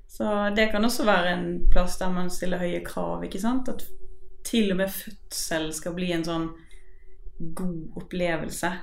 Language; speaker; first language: Norwegian; native; Norwegian